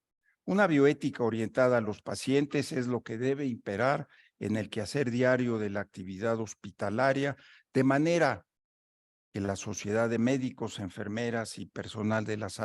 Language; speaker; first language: Spanish; native; Spanish